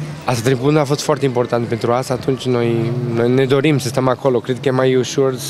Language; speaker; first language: Romanian; non-native, learner; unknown